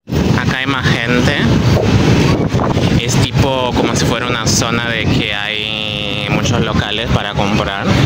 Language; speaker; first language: Spanish; non-native, fluent; Portuguese